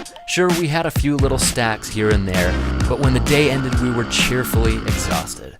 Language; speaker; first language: English; native; English